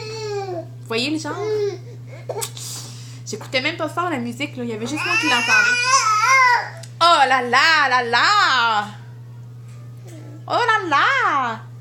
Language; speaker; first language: French; native; French